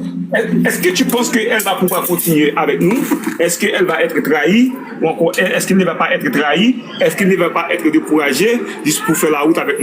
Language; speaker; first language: French; non-native, local second language; Haitian Creole